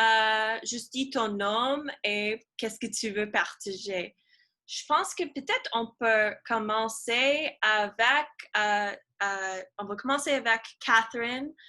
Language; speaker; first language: French; non-native, learner; English